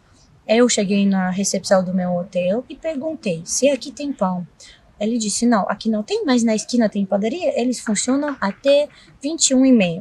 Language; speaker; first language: Portuguese; non-native, fluent; Russian